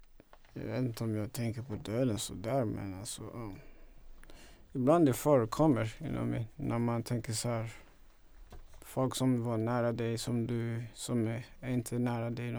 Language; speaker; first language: Swedish; non-native, fluent; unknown